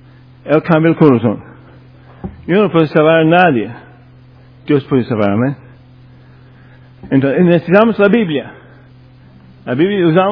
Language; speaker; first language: Spanish; non-native, fluent; English